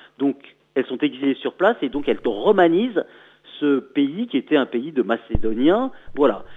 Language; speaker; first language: French; native; French